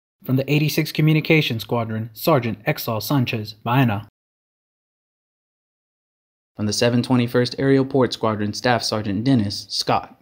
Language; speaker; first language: English; native; English